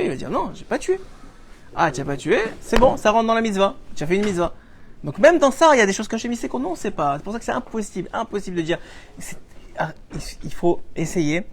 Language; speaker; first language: French; native; French